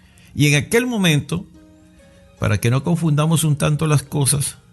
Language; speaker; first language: Spanish; native; Spanish